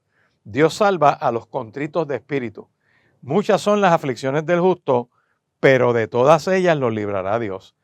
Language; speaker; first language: Spanish; native; Spanish